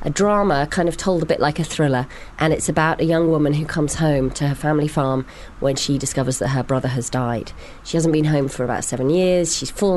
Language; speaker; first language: English; native; English